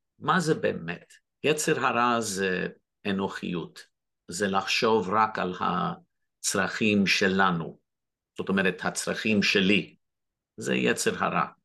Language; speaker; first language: Hebrew; non-native, fluent; English